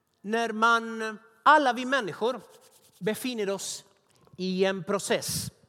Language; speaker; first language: Swedish; non-native, fluent; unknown